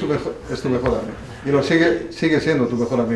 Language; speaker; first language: Spanish; native; Spanish